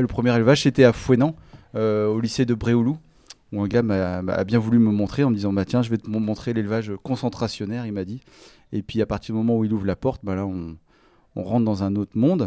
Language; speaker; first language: French; native; French